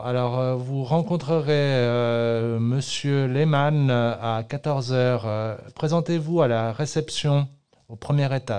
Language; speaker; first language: French; native; French